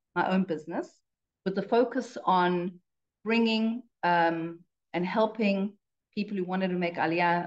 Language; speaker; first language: English; native; English